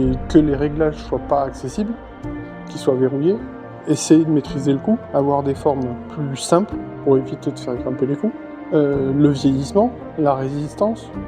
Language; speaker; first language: French; native; French